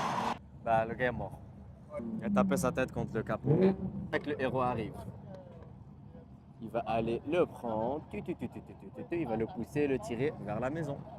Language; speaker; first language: French; native; French